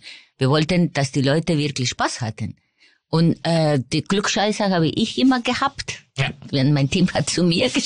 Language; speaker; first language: German; non-native, fluent; Spanish